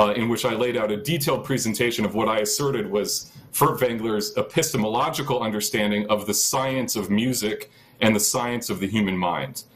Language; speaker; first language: English; native; English